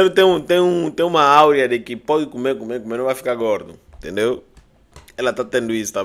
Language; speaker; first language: Portuguese; native; Portuguese